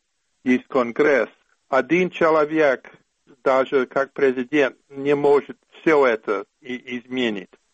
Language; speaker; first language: Russian; non-native, fluent; English